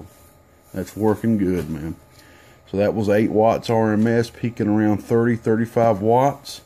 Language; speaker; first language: English; native; English